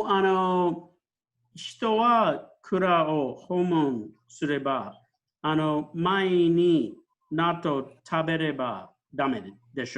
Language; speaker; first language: Japanese; non-native, fluent; English